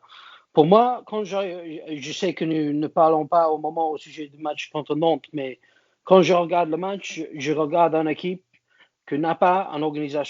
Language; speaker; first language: French; non-native, learner; English